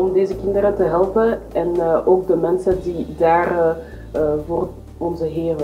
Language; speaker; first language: Dutch; non-native, learner; French